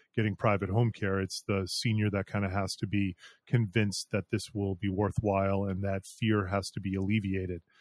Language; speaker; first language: English; native; English